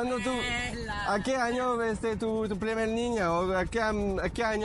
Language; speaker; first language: Spanish; non-native, learner; French